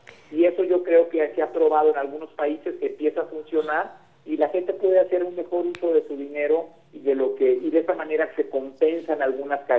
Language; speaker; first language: Spanish; native; Spanish